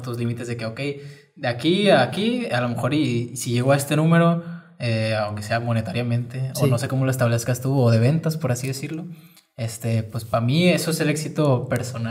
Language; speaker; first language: Spanish; native; Spanish